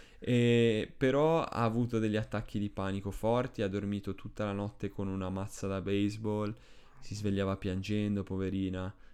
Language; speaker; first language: Italian; early bilingual, other home language; Spanish